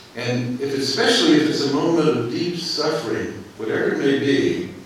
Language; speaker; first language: English; native; English